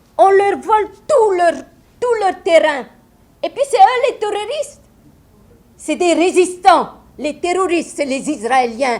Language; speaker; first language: French; non-native, local second language; Wolof